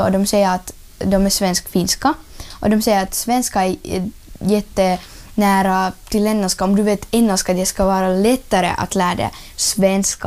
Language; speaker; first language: Swedish; non-native, learner; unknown